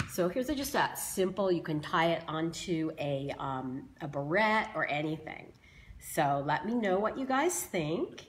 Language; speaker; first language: English; native; English